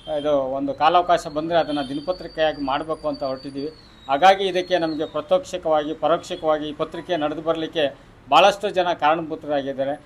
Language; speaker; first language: Kannada; native; Kannada